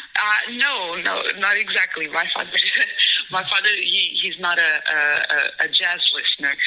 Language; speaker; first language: English; non-native, fluent; Portuguese